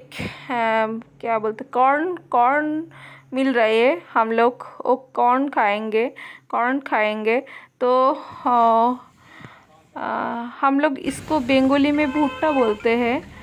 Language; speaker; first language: Hindi; non-native, local second language; Bangla